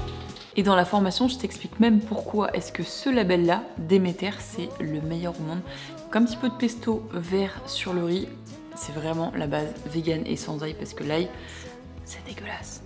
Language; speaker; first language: French; native; French